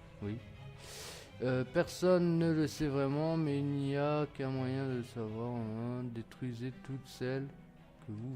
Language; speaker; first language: French; native; French